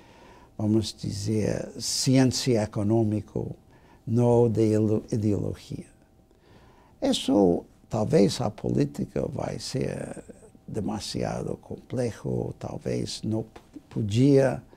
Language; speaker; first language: Portuguese; non-native, fluent; English